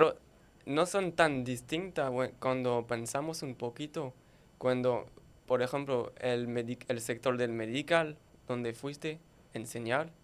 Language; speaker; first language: Spanish; non-native, learner; French